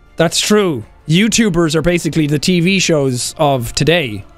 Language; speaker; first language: English; native; English